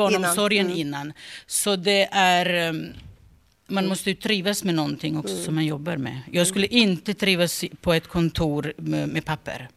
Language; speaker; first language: Swedish; non-native, fluent; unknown